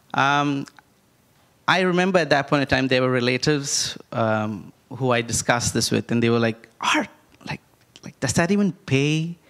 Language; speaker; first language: English; non-native, local second language; Malayalam